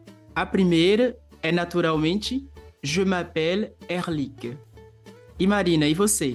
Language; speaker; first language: Portuguese; non-native, fluent; French